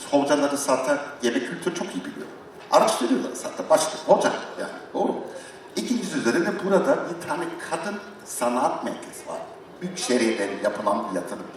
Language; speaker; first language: Turkish; non-native, learner; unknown